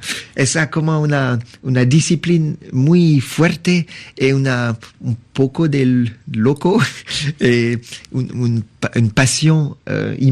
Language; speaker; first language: Spanish; non-native, learner; French